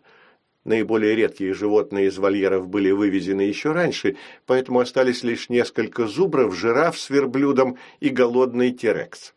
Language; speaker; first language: Russian; native; Russian